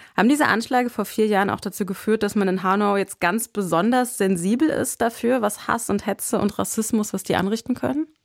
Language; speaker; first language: German; native; German